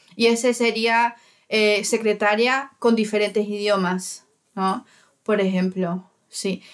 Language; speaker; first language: Spanish; native; Spanish